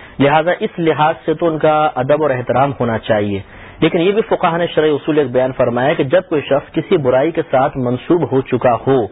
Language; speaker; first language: Urdu; native; Urdu